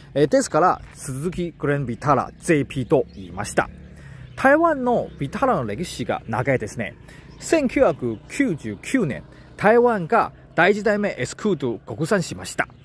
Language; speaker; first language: Japanese; non-native, learner; Chinese